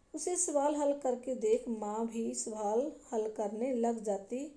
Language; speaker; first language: Hindi; non-native, local second language; Punjabi